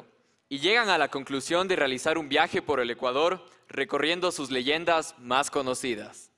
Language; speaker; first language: Spanish; native; Spanish